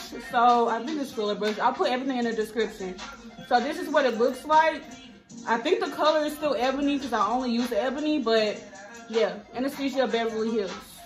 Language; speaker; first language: English; native; English